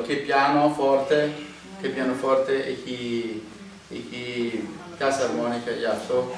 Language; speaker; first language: Greek; non-native, learner; Italian